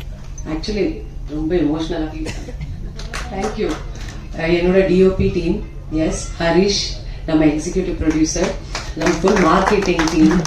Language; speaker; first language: Tamil; non-native, fluent; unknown